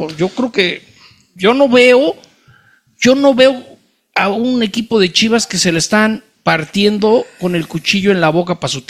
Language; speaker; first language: Spanish; native; Spanish